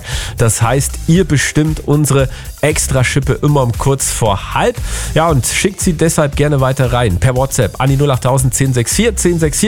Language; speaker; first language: German; native; German